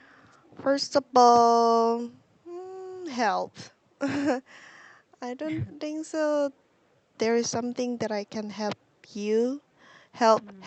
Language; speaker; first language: English; non-native, learner; Korean